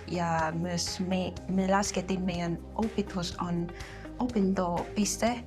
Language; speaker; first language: Finnish; non-native, learner; Vietnamese